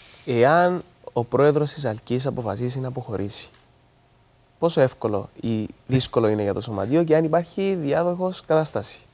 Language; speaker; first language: Greek; native; Greek